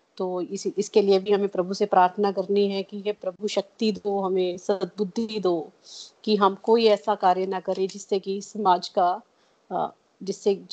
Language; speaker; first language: Hindi; non-native, local second language; Punjabi